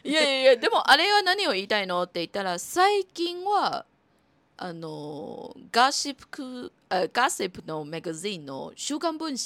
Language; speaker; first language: Japanese; non-native, fluent; Chinese